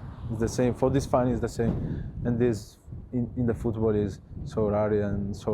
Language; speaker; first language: English; non-native, learner; Italian